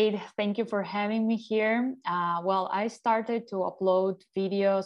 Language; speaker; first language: English; non-native, fluent; Ukrainian